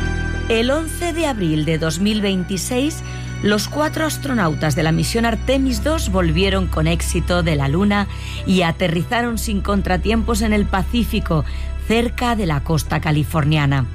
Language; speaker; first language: Spanish; native; Spanish